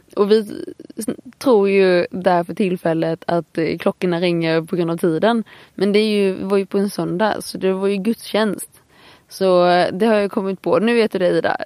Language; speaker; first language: Swedish; native; Swedish